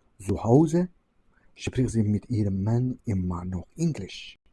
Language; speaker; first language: German; non-native, fluent; Turkish